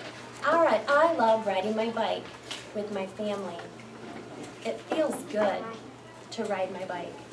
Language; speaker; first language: English; native; English